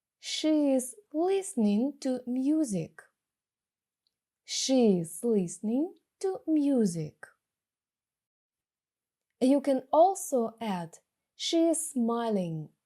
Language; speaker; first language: English; non-native, fluent; Ukrainian